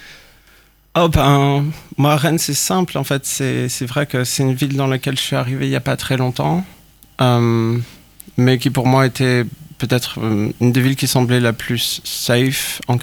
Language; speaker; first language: French; native; French